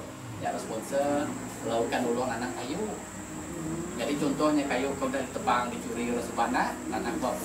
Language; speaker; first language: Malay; non-native, local second language; Iban